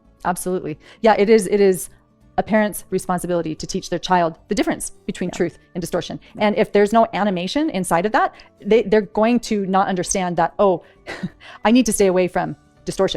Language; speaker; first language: English; native; English